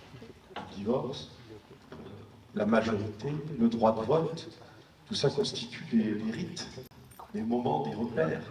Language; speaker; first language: French; native; French